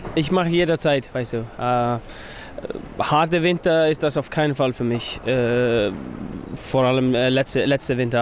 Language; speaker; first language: German; non-native, fluent; Icelandic